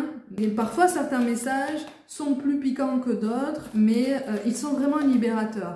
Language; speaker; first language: French; native; French